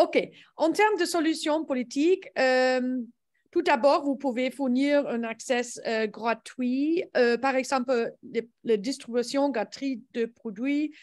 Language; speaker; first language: French; non-native, learner; English